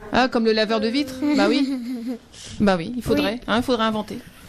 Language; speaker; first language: French; native; French